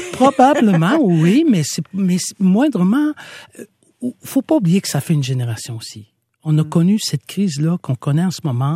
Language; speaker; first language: French; non-native, local second language; Innu-aimun